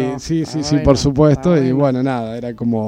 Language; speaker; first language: Spanish; native; Spanish